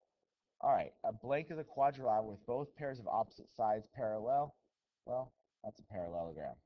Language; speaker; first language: English; native; English